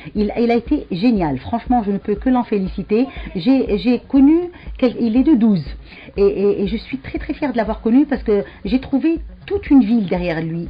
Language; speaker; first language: French; non-native, local second language; Arabic